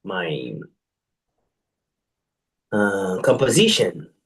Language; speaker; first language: English; non-native, fluent; Portuguese